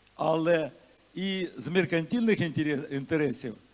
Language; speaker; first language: Ukrainian; non-native, local second language; Russian